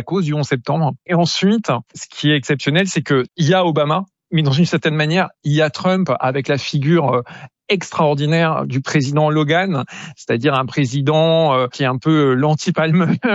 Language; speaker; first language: French; native; French